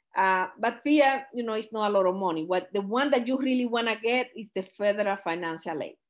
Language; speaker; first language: English; non-native, fluent; Spanish